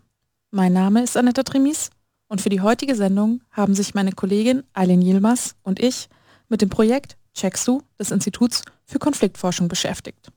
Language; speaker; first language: German; native; German